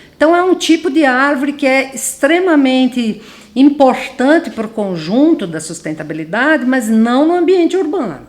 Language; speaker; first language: Portuguese; native; Portuguese